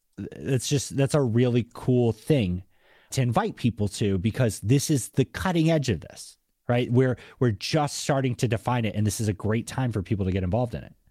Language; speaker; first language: English; native; English